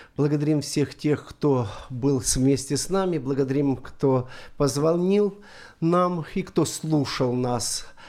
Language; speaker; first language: Russian; native; Russian